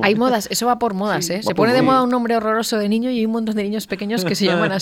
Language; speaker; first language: Spanish; native; Spanish